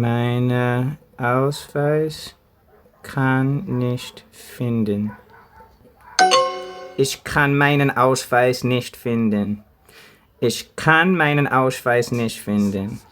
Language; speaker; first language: German; non-native, learner; English